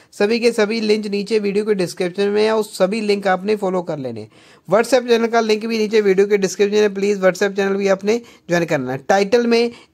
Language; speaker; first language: Hindi; non-native, local second language; Punjabi